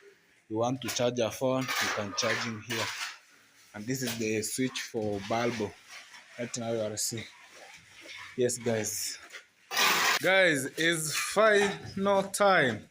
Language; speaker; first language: English; non-native, learner; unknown